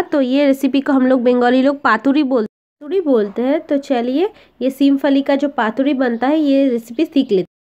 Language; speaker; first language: Hindi; non-native, local second language; Bangla